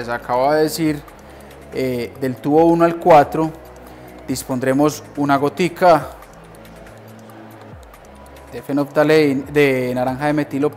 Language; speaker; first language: Spanish; native; Spanish